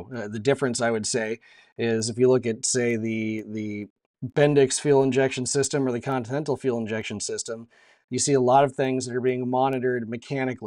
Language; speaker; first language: English; native; English